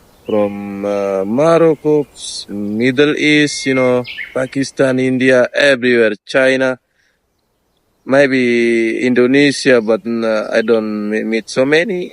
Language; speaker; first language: English; non-native, learner; Indonesian